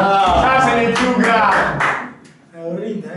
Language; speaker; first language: French; non-native, learner; Spanish